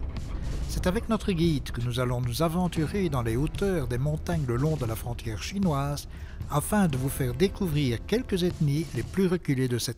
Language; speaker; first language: French; native; French